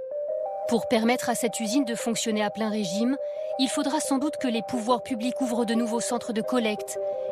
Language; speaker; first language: French; native; French